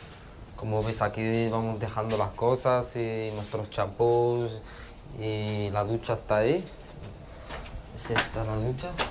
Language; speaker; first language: Spanish; early bilingual, other home language; Arabic